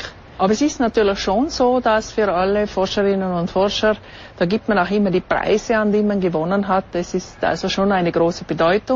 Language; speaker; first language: German; native; German